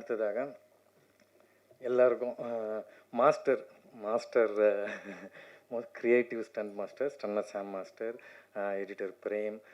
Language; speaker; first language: Tamil; native; Tamil